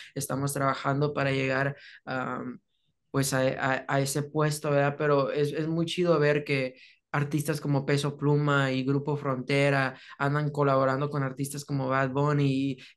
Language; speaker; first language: Spanish; early bilingual, heritage; Spanish